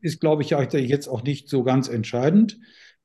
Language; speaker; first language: German; native; German